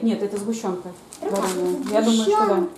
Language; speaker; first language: Russian; native; Russian